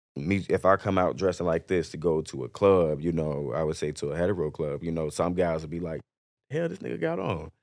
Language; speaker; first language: English; native; English